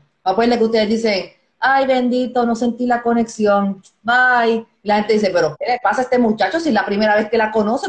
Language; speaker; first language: Spanish; native; Spanish